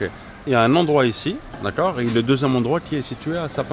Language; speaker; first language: French; native; French